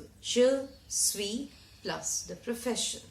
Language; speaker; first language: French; non-native, fluent; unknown